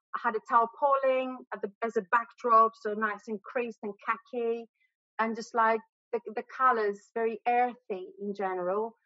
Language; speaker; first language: English; non-native, fluent; Greek